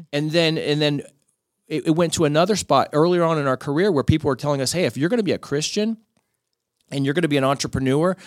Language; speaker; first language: English; native; English